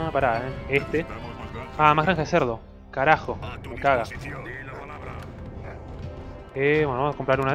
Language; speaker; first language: Spanish; native; Spanish